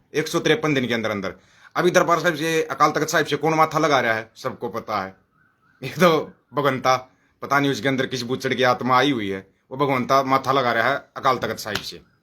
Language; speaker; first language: Hindi; native; Hindi